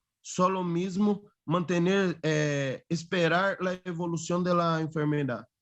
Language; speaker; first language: Spanish; non-native, fluent; Portuguese